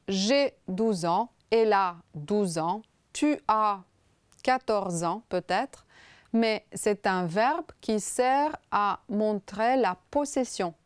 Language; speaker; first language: French; non-native, fluent; Romanian